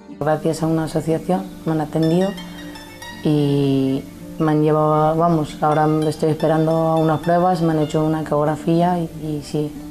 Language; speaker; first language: Spanish; early bilingual, other home language; Arabic